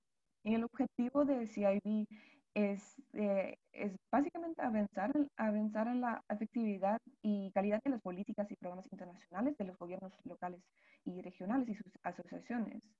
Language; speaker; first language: Spanish; non-native, fluent; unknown